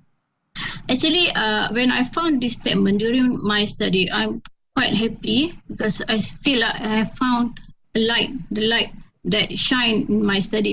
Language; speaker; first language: English; non-native, fluent; Malay